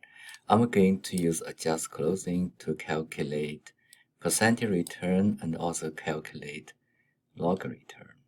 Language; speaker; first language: English; non-native, fluent; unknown